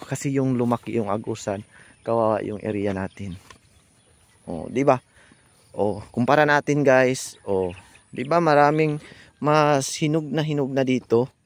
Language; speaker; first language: Filipino; non-native, local second language; Cebuano